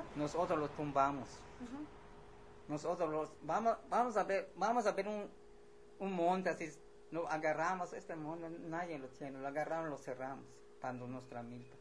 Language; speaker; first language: Spanish; non-native, local second language; Yucateco